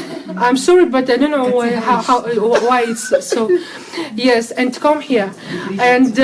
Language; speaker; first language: English; non-native, learner; Russian